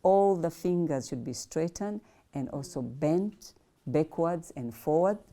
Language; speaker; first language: English; non-native, local second language; Swahili